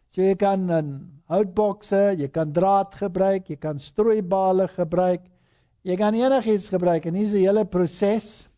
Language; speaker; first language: Afrikaans; native; Afrikaans